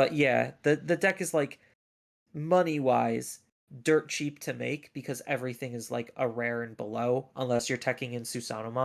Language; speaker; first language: English; native; English